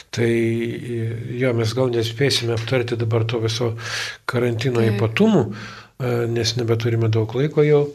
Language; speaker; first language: Lithuanian; native; Lithuanian